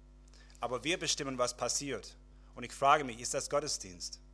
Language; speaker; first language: German; non-native, fluent; English